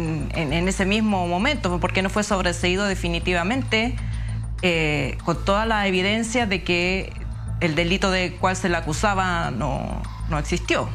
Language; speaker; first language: Spanish; native; Spanish